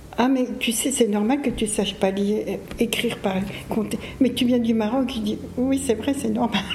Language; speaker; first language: French; early bilingual, other home language; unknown